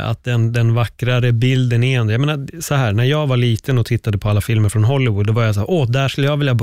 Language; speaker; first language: Swedish; native; Swedish